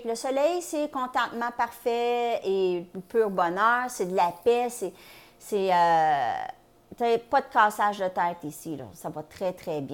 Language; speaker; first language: French; native; French